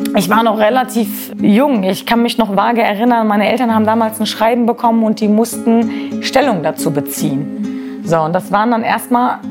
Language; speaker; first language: German; native; German